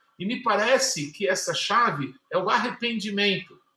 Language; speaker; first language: Portuguese; native; Portuguese